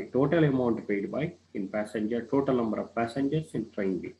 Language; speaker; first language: English; non-native, local second language; Kannada